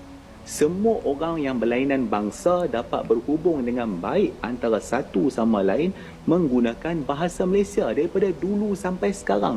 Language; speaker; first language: Malay; native; Malay